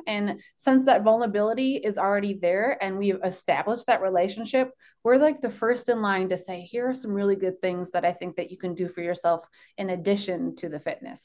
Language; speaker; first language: English; early bilingual, other home language; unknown